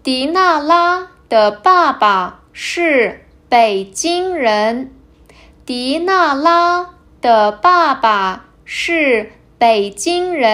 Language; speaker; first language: Chinese; non-native, fluent; Kazakh